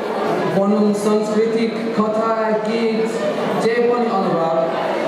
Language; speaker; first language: Nepali; non-native, fluent; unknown